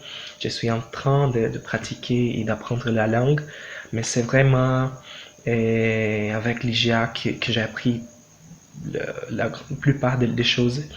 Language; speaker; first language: French; non-native, learner; Portuguese